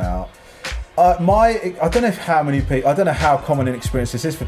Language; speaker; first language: English; native; English